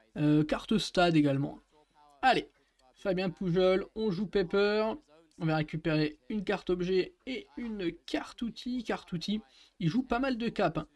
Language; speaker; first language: French; native; French